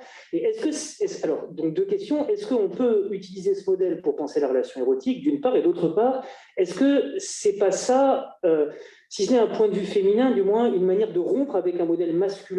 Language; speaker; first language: French; native; French